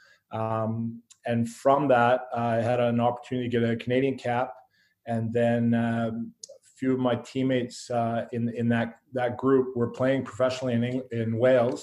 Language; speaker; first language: English; native; English